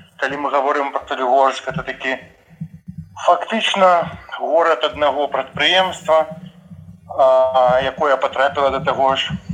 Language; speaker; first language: Belarusian; non-native, local second language; Russian